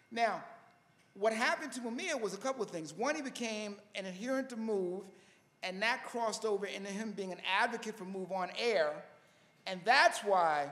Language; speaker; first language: English; native; English